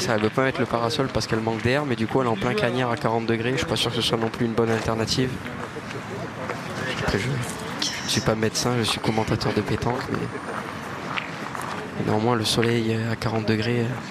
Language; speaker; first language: French; native; French